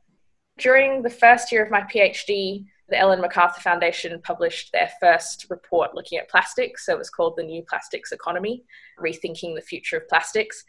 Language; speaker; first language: English; native; English